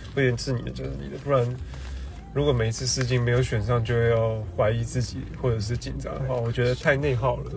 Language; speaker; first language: Chinese; native; Chinese